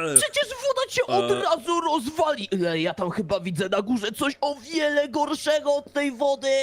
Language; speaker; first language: Polish; native; Polish